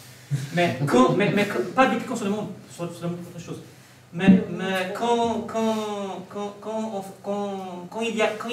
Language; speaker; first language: French; non-native, learner; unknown